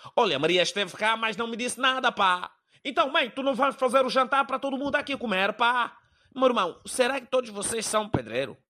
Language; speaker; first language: Portuguese; native; Portuguese